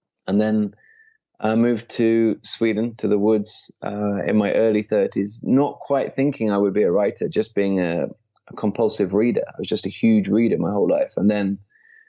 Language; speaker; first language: English; native; English